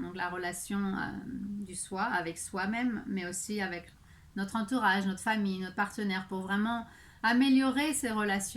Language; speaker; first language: French; native; French